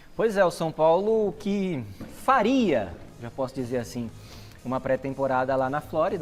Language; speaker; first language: Portuguese; native; Portuguese